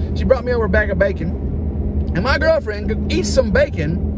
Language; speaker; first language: English; native; English